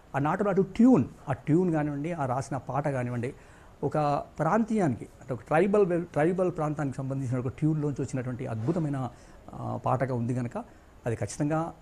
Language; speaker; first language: Telugu; native; Telugu